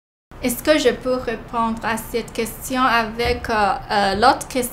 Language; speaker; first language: French; non-native, fluent; Chinese